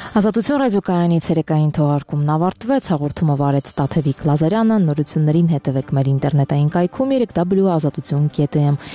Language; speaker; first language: Armenian; native; Armenian